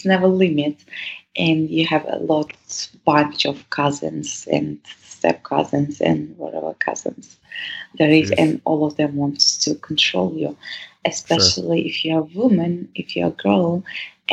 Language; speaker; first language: English; non-native, fluent; Russian